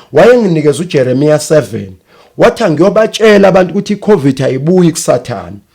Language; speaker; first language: Zulu; native; Zulu